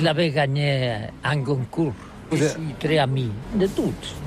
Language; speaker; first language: French; non-native, learner; Catalan